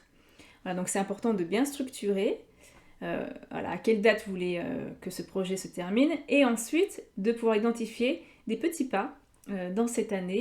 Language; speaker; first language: French; native; French